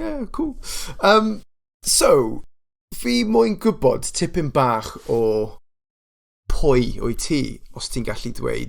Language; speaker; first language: Welsh; non-native, local second language; English